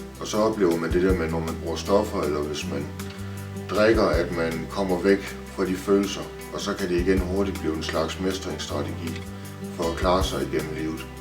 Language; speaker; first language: Danish; native; Danish